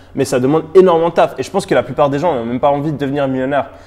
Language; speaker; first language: French; native; French